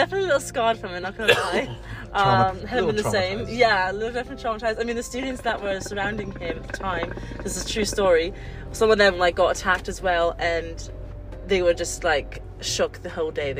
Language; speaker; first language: English; native; English